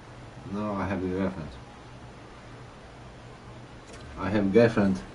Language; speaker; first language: English; non-native, learner; Polish